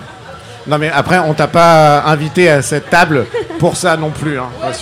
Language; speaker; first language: French; native; French